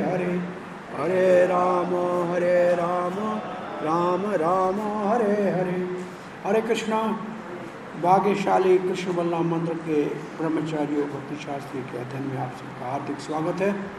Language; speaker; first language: Hindi; native; Hindi